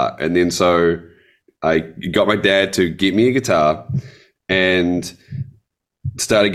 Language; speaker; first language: English; native; English